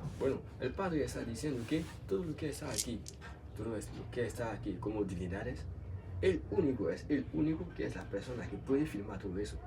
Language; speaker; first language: Spanish; non-native, learner; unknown